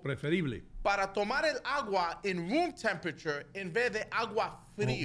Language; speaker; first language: Spanish; early bilingual, heritage; Spanish